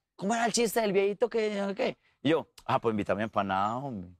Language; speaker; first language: Spanish; native; Spanish